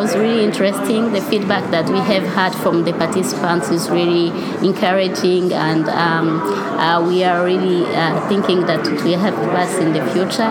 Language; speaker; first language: English; non-native, local second language; Kinyarwanda